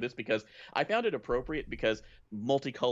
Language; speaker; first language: English; native; English